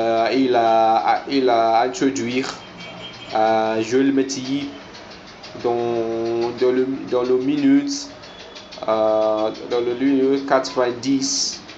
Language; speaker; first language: French; non-native, learner; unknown